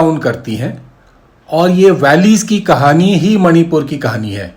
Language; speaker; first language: Hindi; native; Hindi